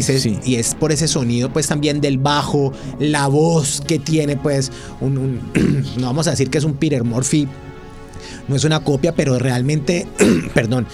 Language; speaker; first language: Spanish; native; Spanish